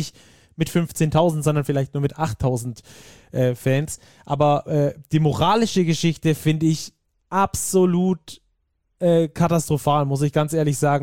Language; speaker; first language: German; native; German